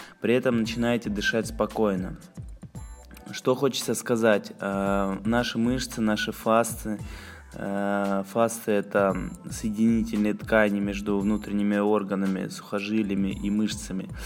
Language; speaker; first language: Russian; native; Russian